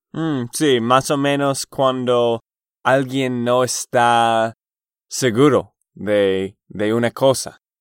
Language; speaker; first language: Spanish; non-native, fluent; English